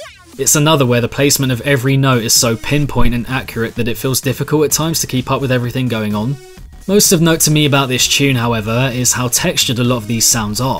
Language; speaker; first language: English; native; English